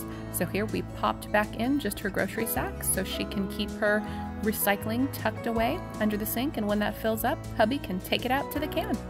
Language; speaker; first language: English; native; English